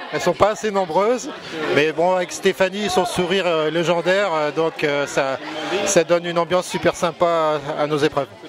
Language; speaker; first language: French; native; French